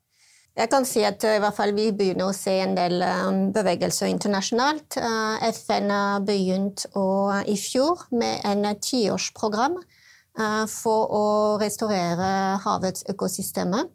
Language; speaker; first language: Norwegian; non-native, fluent; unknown